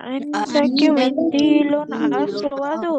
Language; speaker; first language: Arabic; non-native, learner; Bangla